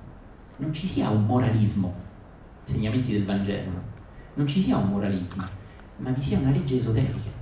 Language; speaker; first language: Italian; native; Italian